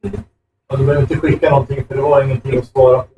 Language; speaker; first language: Swedish; native; Swedish